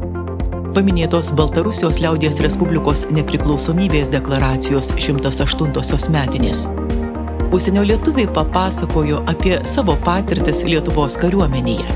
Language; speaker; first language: Lithuanian; native; Lithuanian